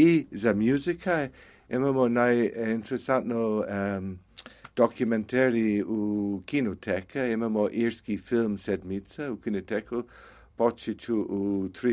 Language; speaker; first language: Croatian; non-native, learner; English